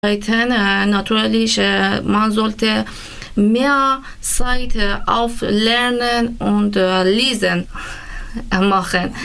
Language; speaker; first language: German; non-native, learner; Persian